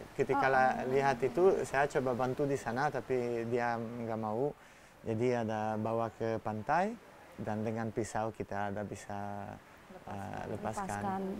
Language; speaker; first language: Indonesian; non-native, learner; Italian